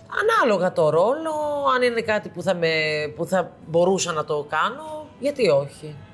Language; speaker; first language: Greek; early bilingual, heritage; Greek